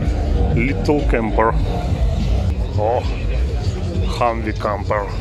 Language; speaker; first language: English; non-native, learner; Russian